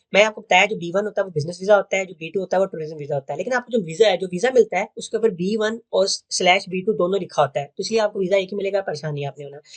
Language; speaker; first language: Urdu; non-native, local second language; Punjabi